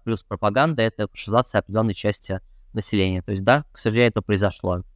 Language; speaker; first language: Russian; native; Russian